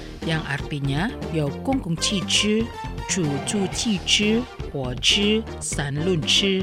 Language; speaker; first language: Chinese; early bilingual, heritage; Chinese